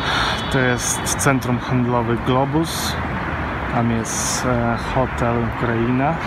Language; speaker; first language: Polish; non-native, fluent; Ukrainian